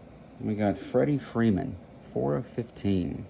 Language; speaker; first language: English; native; English